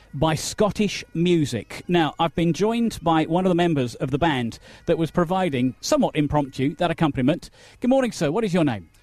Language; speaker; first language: English; native; English